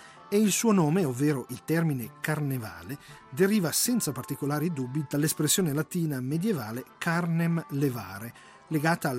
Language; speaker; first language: Italian; native; Italian